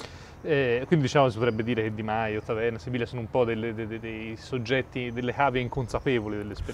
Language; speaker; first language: Italian; native; Italian